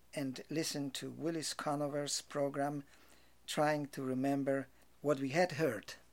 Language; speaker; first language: English; non-native, fluent; Polish